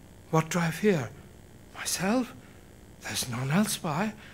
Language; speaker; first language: English; non-native, fluent; Turkish